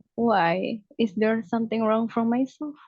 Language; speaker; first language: English; non-native, learner; Indonesian